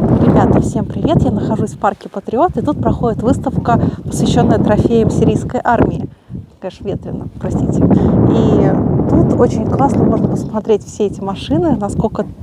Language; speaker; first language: Russian; native; Russian